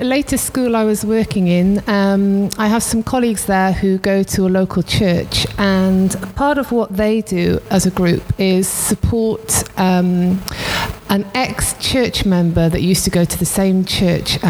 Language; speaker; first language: English; native; English